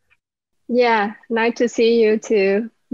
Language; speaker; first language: English; non-native, learner; Vietnamese